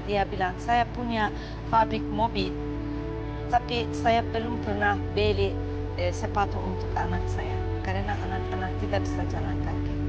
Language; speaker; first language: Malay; non-native, learner; Turkish